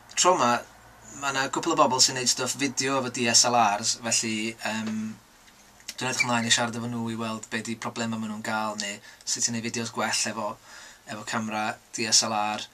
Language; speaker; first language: Welsh; native; Welsh